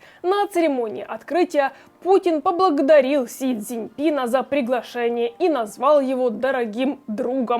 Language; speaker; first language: Russian; native; Russian